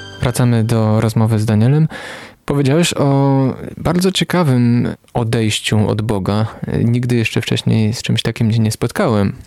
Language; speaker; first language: Polish; native; Polish